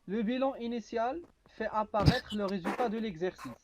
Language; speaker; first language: French; non-native, local second language; Arabic